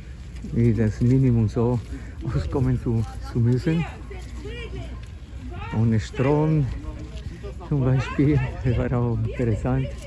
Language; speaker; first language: German; non-native, fluent; Spanish